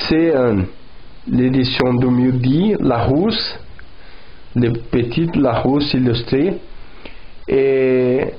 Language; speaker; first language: French; non-native, learner; Portuguese